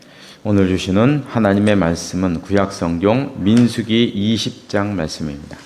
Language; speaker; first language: Korean; native; Korean